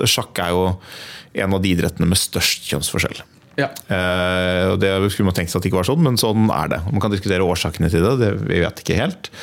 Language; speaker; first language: Norwegian; native; Norwegian